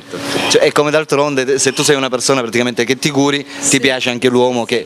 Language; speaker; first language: Italian; native; Italian